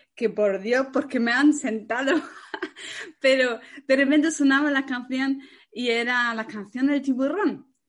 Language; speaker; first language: Spanish; non-native, fluent; German